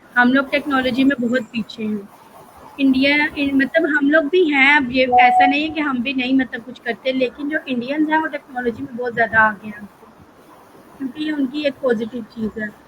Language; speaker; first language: Urdu; native; Urdu